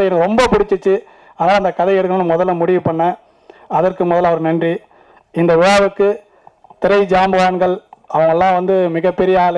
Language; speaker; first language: Tamil; native; Tamil